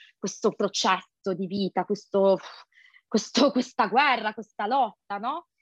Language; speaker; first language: Italian; early bilingual, other home language; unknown